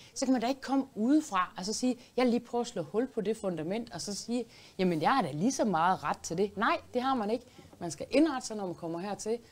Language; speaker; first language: Danish; native; Danish